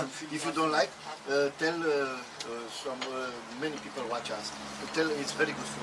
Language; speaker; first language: English; non-native, learner; Romanian